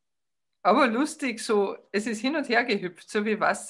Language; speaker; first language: German; native; German